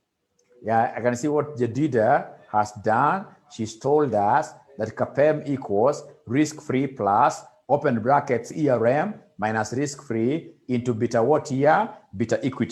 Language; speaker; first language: English; non-native, local second language; Swahili